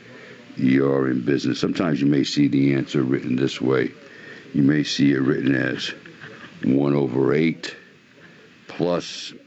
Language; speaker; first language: English; native; English